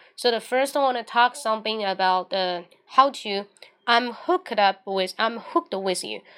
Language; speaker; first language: English; non-native, fluent; Chinese